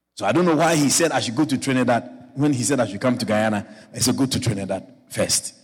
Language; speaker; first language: English; non-native, local second language; Akan